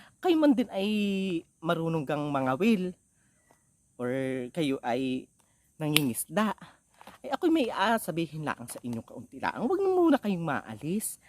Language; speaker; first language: Filipino; native; Filipino